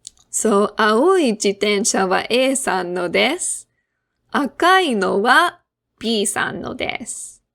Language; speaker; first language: Japanese; non-native, fluent; English